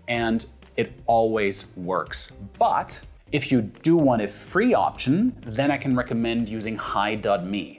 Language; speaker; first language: English; non-native, fluent; German